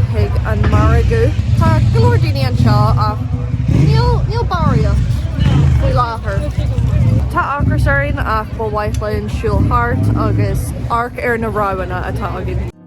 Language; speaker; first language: Irish; non-native, learner; English